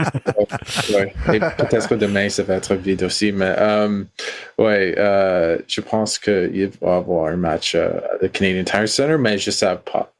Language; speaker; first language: French; non-native, learner; English